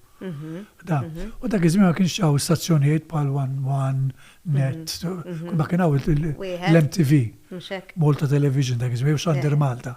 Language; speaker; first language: Maltese; native; Maltese